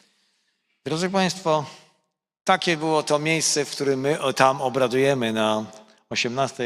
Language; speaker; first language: Polish; native; Polish